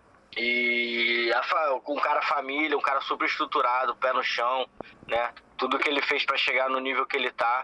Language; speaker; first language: Portuguese; native; Portuguese